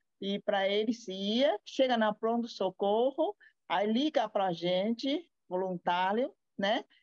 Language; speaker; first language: Portuguese; non-native, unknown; Chinese